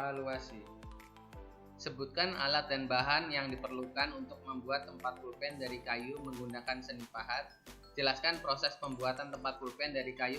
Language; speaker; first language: Indonesian; native; Indonesian